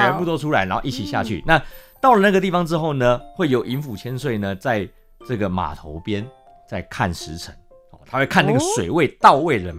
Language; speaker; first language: Chinese; native; Chinese